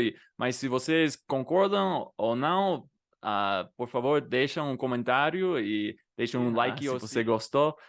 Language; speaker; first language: Portuguese; non-native, fluent; English